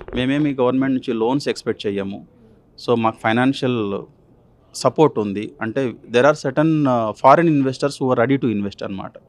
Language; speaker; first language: Telugu; native; Telugu